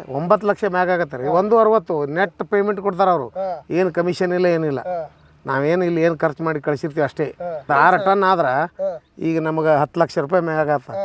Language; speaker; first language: Kannada; native; Kannada